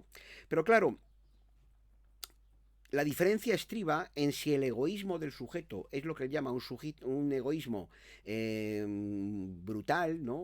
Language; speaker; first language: Spanish; native; Spanish